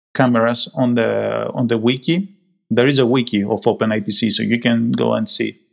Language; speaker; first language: English; non-native, fluent; Greek